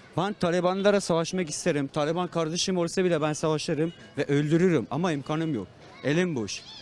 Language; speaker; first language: Turkish; non-native, fluent; Persian